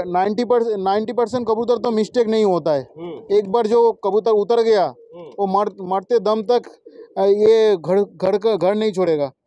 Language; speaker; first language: Hindi; non-native, local second language; Bangla